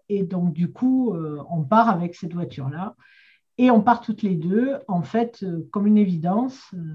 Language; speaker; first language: French; native; French